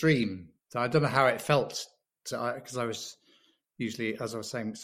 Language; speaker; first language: English; native; English